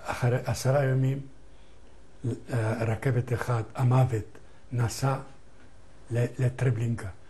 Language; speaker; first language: Hebrew; non-native, learner; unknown